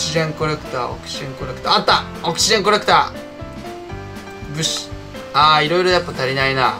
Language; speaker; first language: Japanese; native; Japanese